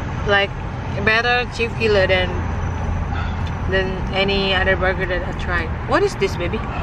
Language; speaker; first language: English; non-native, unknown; Indonesian